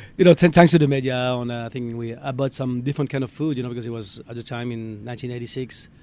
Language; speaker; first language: English; non-native, fluent; French